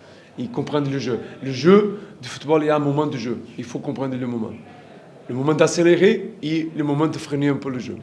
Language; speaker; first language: French; non-native, learner; Portuguese